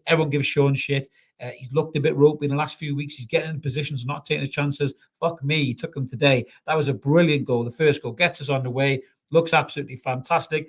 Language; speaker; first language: English; native; English